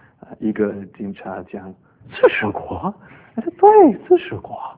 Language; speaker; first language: Chinese; early bilingual, heritage; Chinese